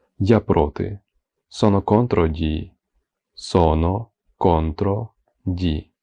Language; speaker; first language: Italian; non-native, fluent; Ukrainian